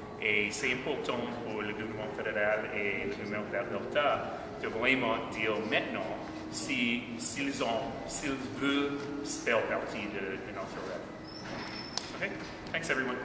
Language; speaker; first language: French; non-native, fluent; English